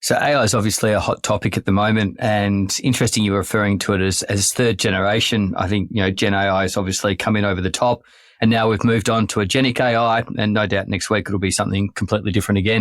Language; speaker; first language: English; native; English